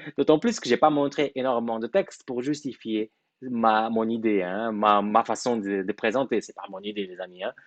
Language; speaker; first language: French; non-native, fluent; Portuguese